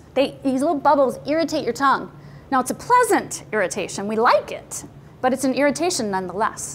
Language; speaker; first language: English; native; English